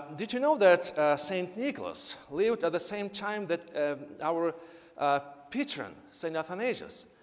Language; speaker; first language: English; non-native, fluent; Ukrainian